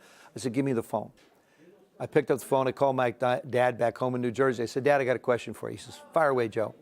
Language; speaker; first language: English; native; English